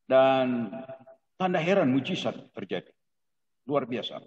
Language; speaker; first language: Indonesian; native; Indonesian